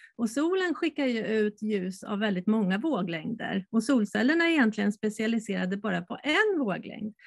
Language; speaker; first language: Swedish; native; Swedish